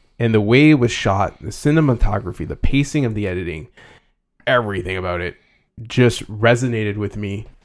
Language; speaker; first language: English; early bilingual, other home language; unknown